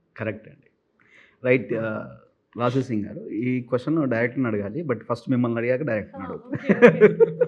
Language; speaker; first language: Telugu; native; Telugu